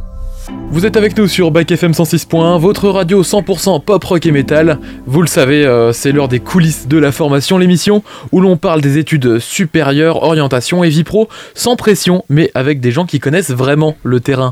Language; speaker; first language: French; native; French